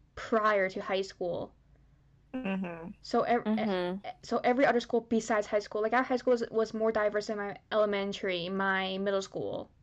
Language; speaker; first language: English; early bilingual, other home language; Chinese